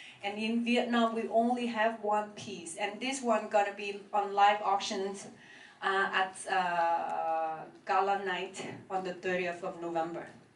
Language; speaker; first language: English; non-native, fluent; Vietnamese